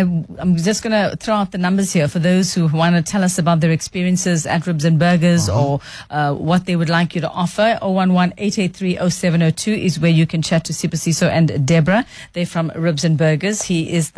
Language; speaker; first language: English; native; English